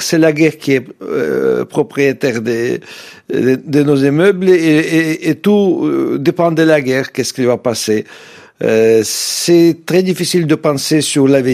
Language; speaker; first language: French; non-native, fluent; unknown